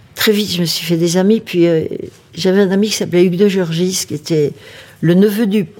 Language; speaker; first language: French; native; French